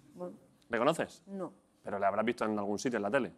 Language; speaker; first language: Spanish; native; Spanish